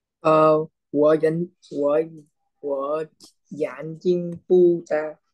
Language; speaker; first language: Chinese; non-native, learner; Vietnamese